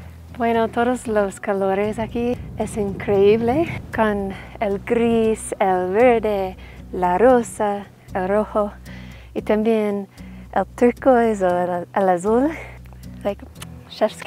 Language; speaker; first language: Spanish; non-native, learner; English